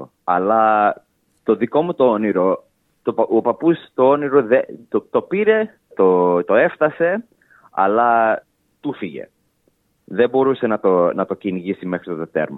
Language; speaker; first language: Greek; early bilingual, heritage; English